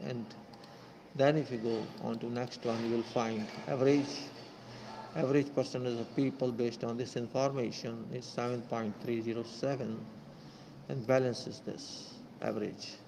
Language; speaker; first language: English; non-native, local second language; Hindi